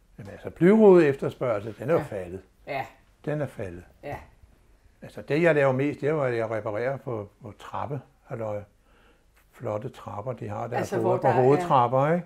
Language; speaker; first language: Danish; native; Danish